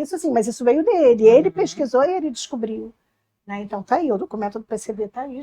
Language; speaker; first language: Portuguese; native; Portuguese